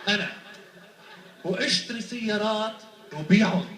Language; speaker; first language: Arabic; early bilingual, heritage; Arabic